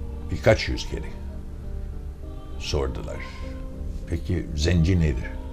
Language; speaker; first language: Turkish; non-native, fluent; English